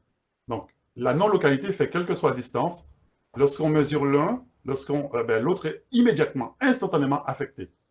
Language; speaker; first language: French; native; French